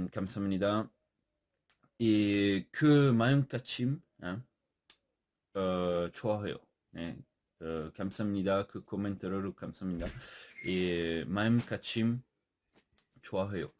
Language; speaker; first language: Korean; non-native, learner; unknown